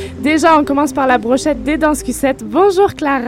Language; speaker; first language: French; native; French